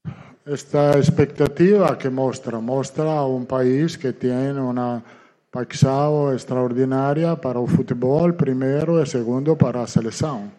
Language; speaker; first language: Portuguese; non-native, learner; Italian